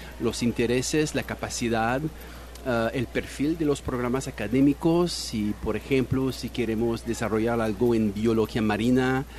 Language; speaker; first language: Spanish; non-native, fluent; French